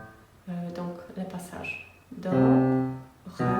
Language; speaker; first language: French; non-native, fluent; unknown